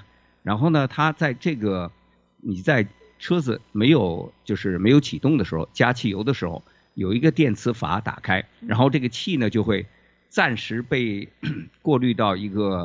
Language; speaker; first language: Chinese; native; Chinese